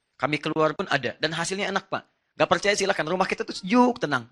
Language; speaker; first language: Indonesian; non-native, fluent; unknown